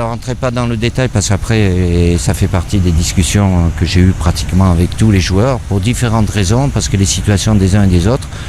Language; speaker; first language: French; native; French